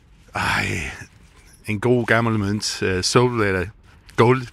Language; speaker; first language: Danish; non-native, fluent; English